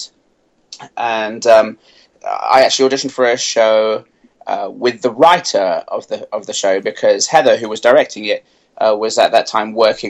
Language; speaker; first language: English; native; English